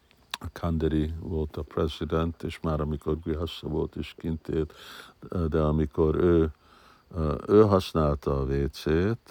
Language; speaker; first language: Hungarian; early bilingual, heritage; Hungarian